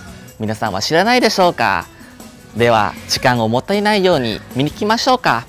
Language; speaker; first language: Japanese; non-native, learner; Thai